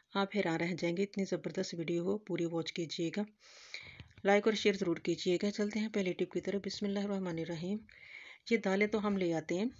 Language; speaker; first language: Hindi; native; Hindi